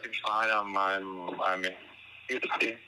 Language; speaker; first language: English; non-native, learner; Czech